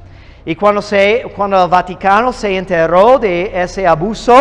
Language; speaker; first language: Spanish; non-native, fluent; English